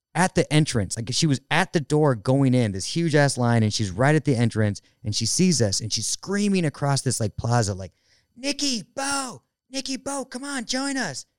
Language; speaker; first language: English; native; English